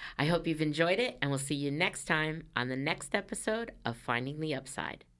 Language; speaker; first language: English; native; English